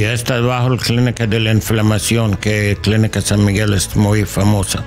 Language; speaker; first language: Spanish; non-native, learner; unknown